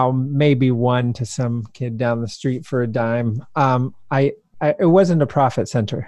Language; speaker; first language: English; native; English